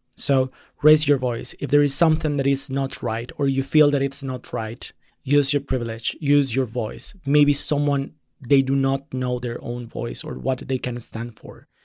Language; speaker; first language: English; non-native, fluent; Spanish